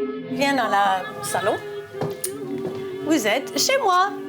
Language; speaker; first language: French; non-native, fluent; English